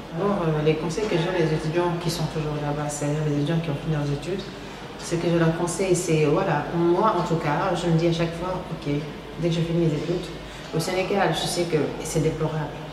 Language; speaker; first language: French; non-native, local second language; Wolof